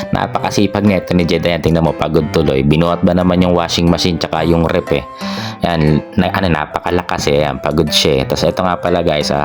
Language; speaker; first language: Filipino; native; Filipino